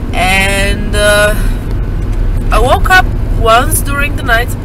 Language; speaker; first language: English; non-native, fluent; Slovenian